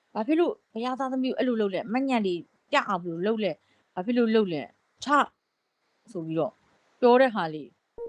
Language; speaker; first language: Burmese; native; Burmese